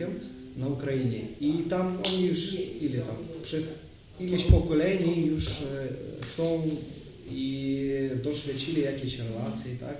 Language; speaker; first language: Polish; non-native, learner; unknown